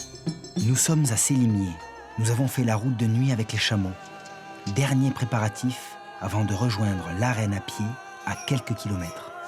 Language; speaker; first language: French; native; French